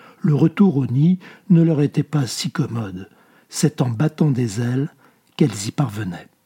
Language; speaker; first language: French; native; French